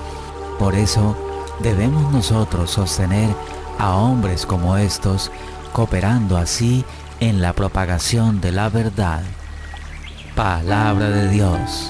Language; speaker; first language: Spanish; native; Spanish